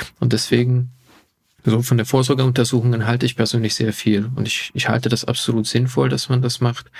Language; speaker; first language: German; non-native, fluent; Hungarian